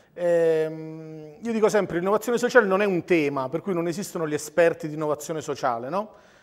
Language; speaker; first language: Italian; native; Italian